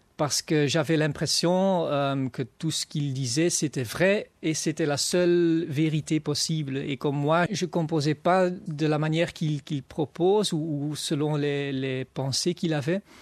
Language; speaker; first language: French; non-native, local second language; Dutch